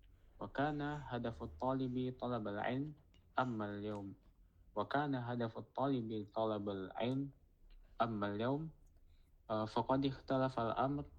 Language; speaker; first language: Arabic; non-native, learner; Indonesian